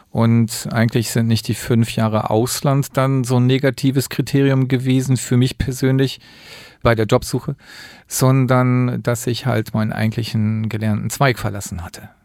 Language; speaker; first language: German; native; German